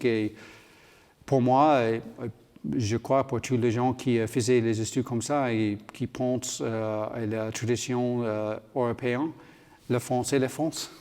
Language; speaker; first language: French; non-native, learner; English